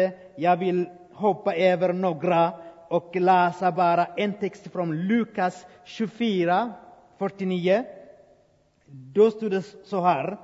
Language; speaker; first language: Swedish; non-native, fluent; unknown